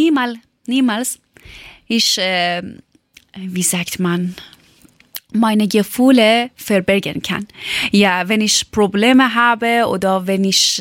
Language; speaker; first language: German; non-native, learner; Persian